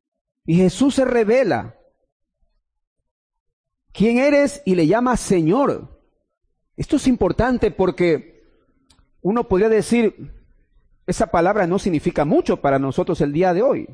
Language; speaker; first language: Spanish; native; Spanish